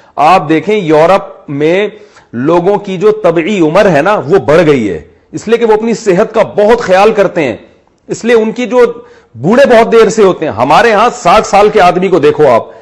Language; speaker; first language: Urdu; native; Urdu